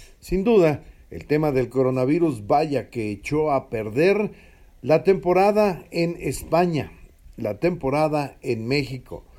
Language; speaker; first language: Spanish; native; Spanish